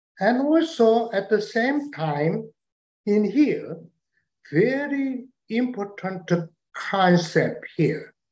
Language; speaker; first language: English; non-native, learner; Chinese